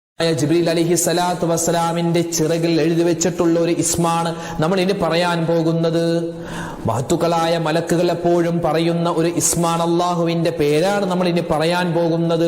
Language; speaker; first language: Malayalam; native; Malayalam